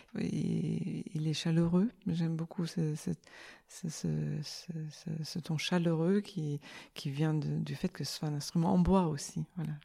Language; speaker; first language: French; non-native, fluent; German